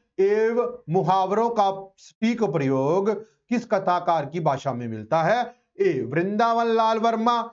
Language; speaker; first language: Hindi; non-native, local second language; Punjabi